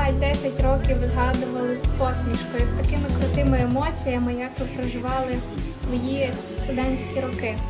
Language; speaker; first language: Ukrainian; native; Ukrainian